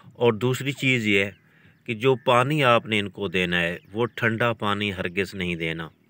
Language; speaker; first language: Urdu; non-native, local second language; Punjabi